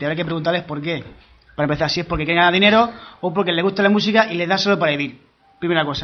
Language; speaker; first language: Spanish; native; Spanish